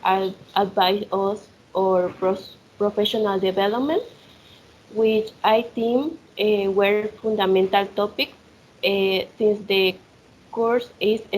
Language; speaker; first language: English; non-native, fluent; Spanish